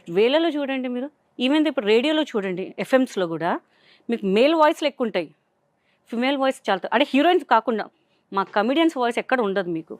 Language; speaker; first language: Telugu; non-native, local second language; Hindi